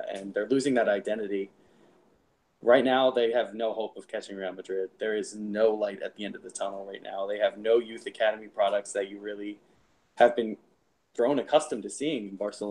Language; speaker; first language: English; native; English